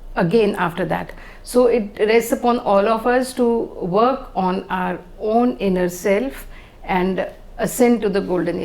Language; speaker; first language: English; non-native, local second language; Hindi